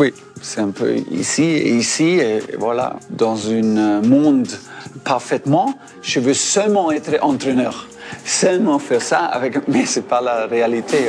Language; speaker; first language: French; non-native, fluent; German